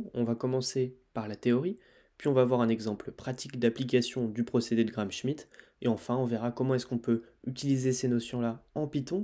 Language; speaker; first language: French; native; French